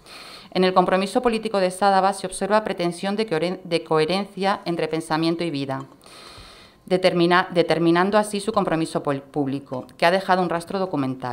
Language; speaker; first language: Spanish; native; Spanish